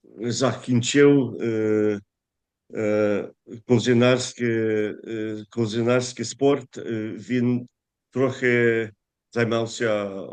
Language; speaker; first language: Ukrainian; early bilingual, heritage; Ukrainian